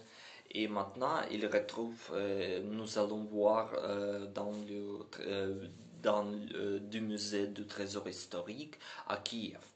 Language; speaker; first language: French; non-native, learner; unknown